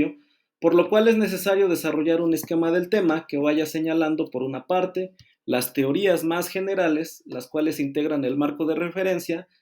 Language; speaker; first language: Spanish; native; Spanish